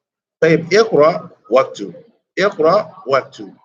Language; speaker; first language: Arabic; non-native, fluent; English